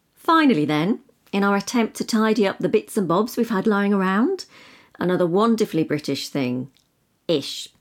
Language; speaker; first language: English; native; English